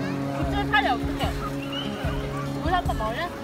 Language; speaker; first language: Korean; native; Korean